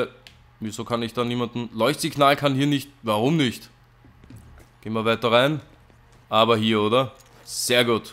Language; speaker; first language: German; native; German